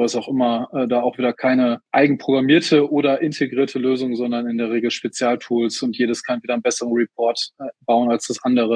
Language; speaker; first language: German; native; German